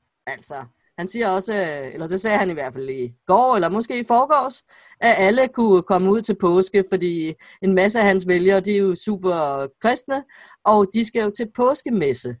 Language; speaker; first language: Danish; native; Danish